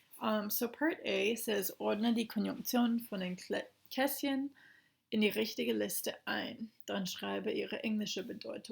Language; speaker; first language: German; non-native, fluent; English